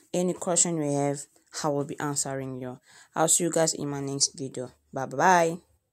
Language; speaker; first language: English; non-native, learner; Lingala